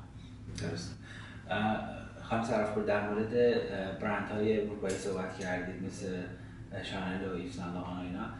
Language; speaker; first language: Persian; native; Persian